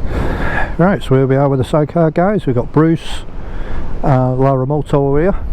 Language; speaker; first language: English; native; English